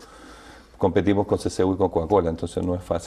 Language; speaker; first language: Spanish; native; Spanish